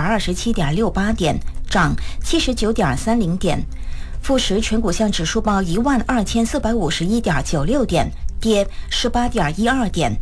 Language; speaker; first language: Chinese; native; Chinese